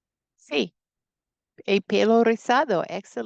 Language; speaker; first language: Spanish; non-native, fluent; English